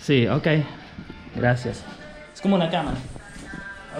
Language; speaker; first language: Spanish; non-native, learner; English